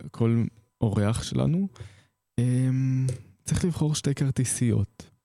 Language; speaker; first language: Hebrew; native; Hebrew